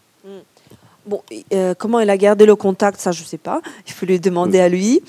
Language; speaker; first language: French; non-native, fluent; Ukrainian